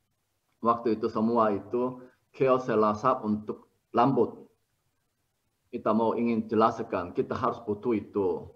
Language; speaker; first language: Indonesian; non-native, learner; Korean